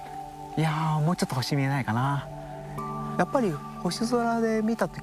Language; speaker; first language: Japanese; native; Japanese